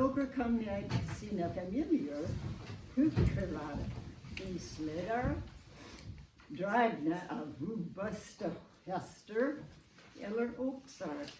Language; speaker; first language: Swedish; non-native, learner; English